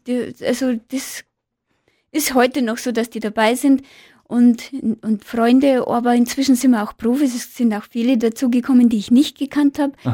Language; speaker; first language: German; native; German